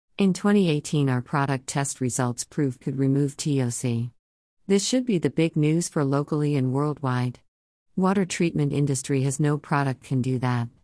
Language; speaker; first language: English; non-native, learner; Chinese